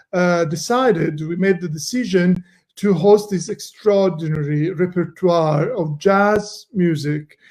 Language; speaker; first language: English; non-native, fluent; Italian